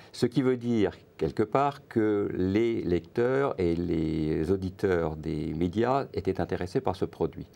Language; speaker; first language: French; native; French